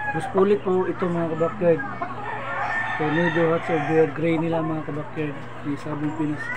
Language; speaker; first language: Filipino; non-native, local second language; Cebuano